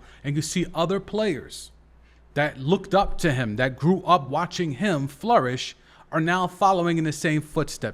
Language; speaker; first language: English; native; English